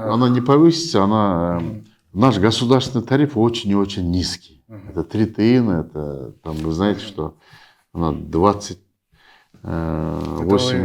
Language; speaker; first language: Russian; non-native, local second language; Kyrgyz